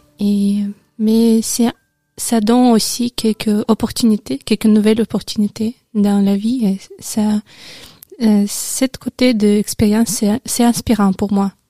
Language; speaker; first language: French; non-native, learner; Russian